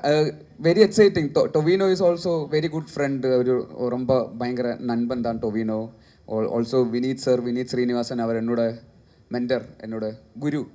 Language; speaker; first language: Tamil; non-native, learner; Malayalam